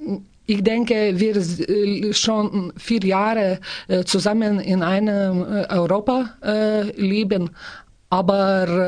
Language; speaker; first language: German; non-native, learner; Lithuanian